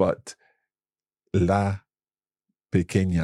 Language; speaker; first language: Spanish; non-native, fluent; English